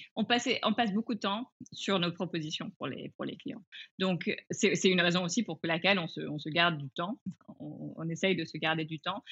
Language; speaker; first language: French; early bilingual, other home language; English